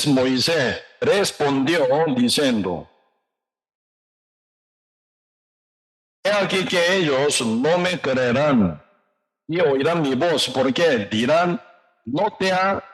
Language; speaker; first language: Spanish; non-native, learner; Korean